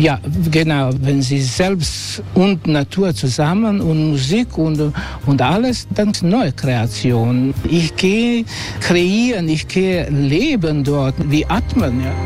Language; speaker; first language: German; non-native, learner; Croatian